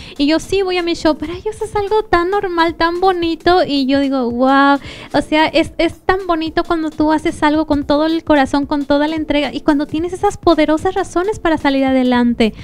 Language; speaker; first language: Spanish; native; Spanish